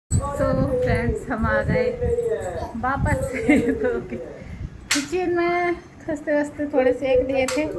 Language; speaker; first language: Hindi; native; Hindi